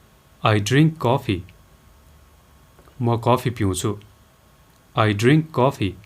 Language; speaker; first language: English; non-native, local second language; Nepali